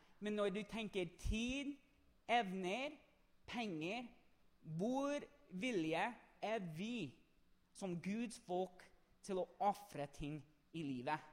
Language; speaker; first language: Norwegian; non-native, fluent; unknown